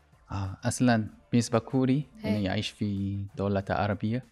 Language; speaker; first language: Arabic; non-native, learner; Korean